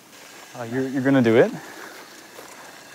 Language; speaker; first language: Korean; non-native, learner; English